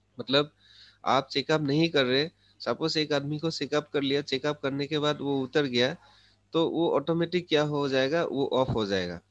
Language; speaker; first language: Hindi; non-native, local second language; Assamese